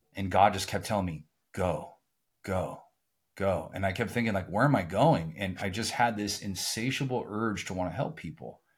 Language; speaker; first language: English; native; English